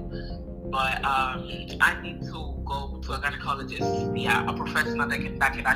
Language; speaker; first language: English; non-native, fluent; Italian